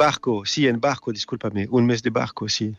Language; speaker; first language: Spanish; non-native, fluent; French